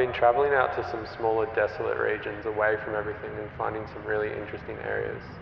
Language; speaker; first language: English; native; English